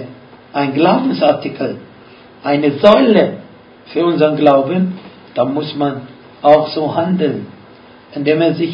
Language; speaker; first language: German; non-native, fluent; Arabic